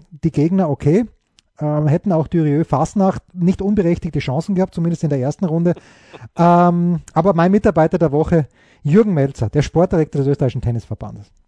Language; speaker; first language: German; native; German